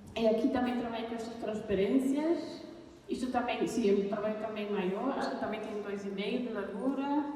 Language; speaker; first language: Portuguese; non-native, fluent; German